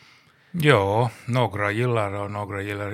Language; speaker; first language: Swedish; non-native, learner; Finnish